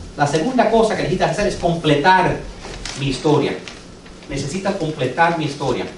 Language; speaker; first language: Spanish; early bilingual, heritage; English